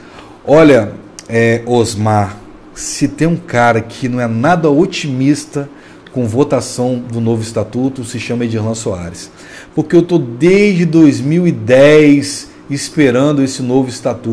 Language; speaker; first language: Portuguese; native; Portuguese